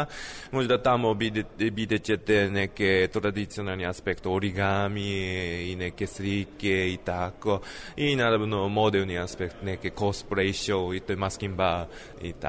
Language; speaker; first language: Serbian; non-native, learner; Japanese